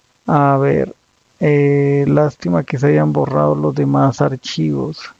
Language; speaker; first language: Spanish; native; Spanish